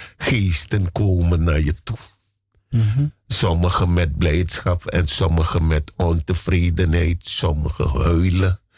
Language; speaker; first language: Dutch; native; Dutch